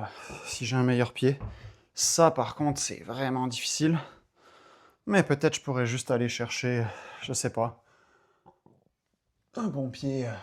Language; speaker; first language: French; native; French